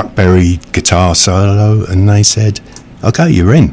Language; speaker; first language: English; native; English